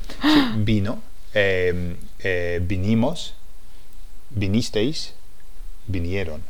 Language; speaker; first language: Spanish; non-native, fluent; English